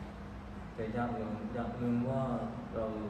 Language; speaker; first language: Thai; non-native, learner; Cantonese